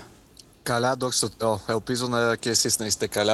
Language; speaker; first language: Greek; non-native, fluent; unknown